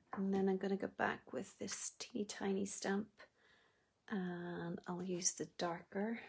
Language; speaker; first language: English; native; English